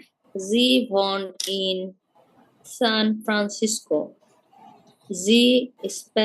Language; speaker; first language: German; non-native, learner; Bangla